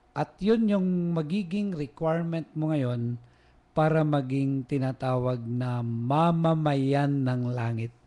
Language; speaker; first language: Filipino; non-native, local second language; Iloko